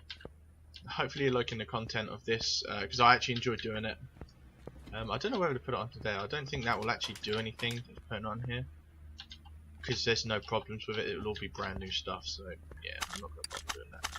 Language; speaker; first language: English; native; English